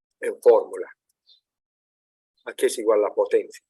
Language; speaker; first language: Spanish; native; Spanish